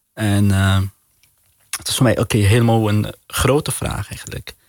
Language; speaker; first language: Dutch; non-native, learner; Arabic